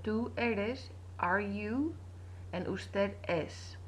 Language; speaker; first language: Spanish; non-native, fluent; English